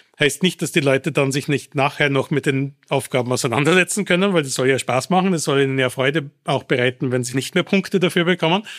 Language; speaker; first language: German; early bilingual, other home language; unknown